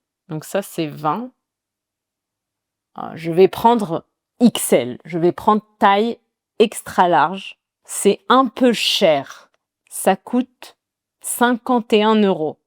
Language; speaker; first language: French; native; French